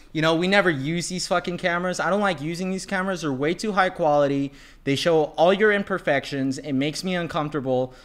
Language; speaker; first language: English; early bilingual, other home language; Spanish